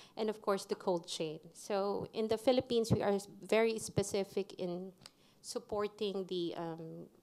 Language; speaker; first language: English; non-native, local second language; Filipino